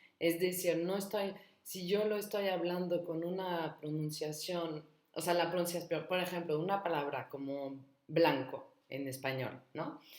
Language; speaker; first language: Spanish; non-native, fluent; French